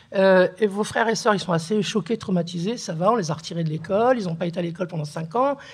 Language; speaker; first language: French; early bilingual, other home language; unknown